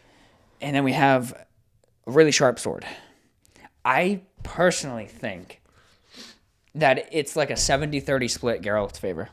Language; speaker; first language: English; native; English